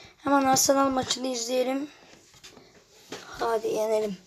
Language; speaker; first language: Turkish; native; Turkish